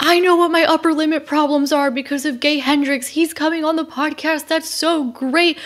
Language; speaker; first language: English; native; English